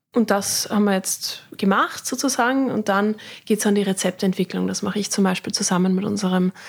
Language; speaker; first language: German; native; German